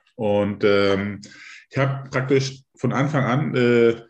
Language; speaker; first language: German; early bilingual, other home language; Lithuanian